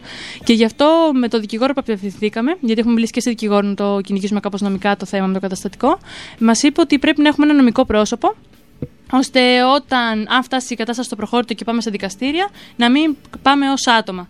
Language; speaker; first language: Greek; native; Greek